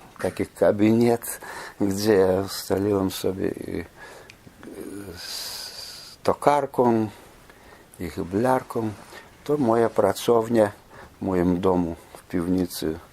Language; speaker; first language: Polish; non-native, fluent; Belarusian